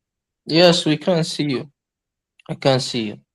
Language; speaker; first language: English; non-native, learner; Arabic